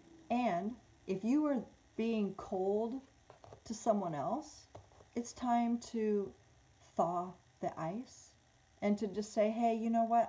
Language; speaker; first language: English; native; English